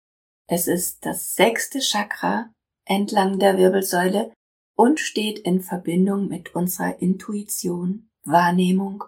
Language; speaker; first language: German; native; German